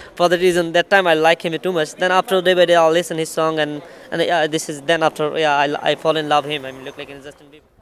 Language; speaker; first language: English; non-native, local second language; Bangla